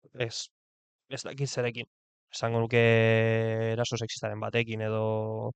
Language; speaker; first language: Basque; non-native, local second language; Spanish